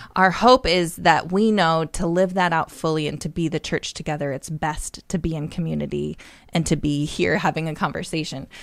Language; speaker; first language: English; native; English